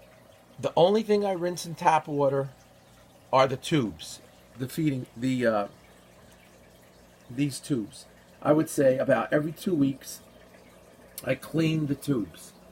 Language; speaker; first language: English; native; English